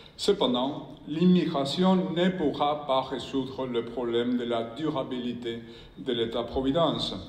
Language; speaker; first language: French; non-native, fluent; Spanish